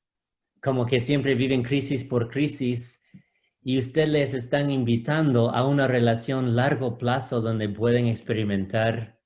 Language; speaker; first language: Spanish; non-native, fluent; English